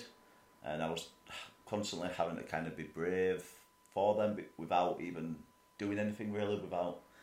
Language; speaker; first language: English; native; English